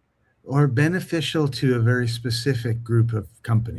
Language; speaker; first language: English; native; English